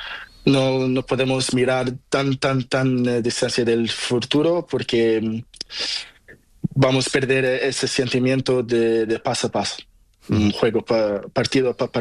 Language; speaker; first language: Spanish; non-native, learner; Portuguese